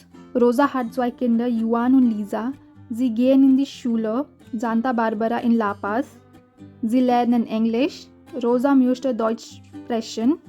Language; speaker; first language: German; non-native, learner; Hindi